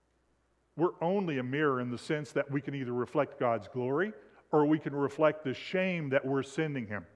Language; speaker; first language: English; native; English